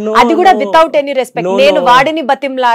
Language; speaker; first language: Telugu; native; Telugu